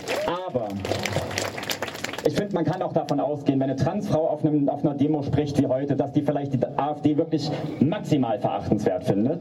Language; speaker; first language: German; native; German